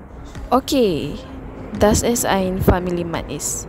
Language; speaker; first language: German; non-native, learner; Malay